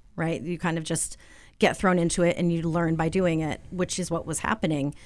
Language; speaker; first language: English; native; English